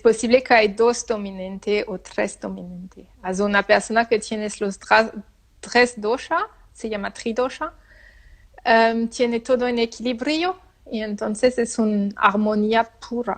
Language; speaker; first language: Spanish; non-native, learner; French